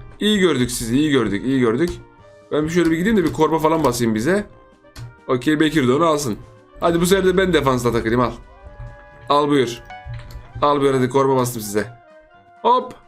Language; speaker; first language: Turkish; native; Turkish